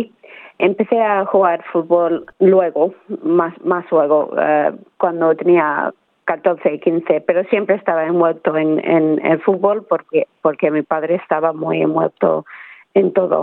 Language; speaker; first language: Spanish; early bilingual, heritage; Spanish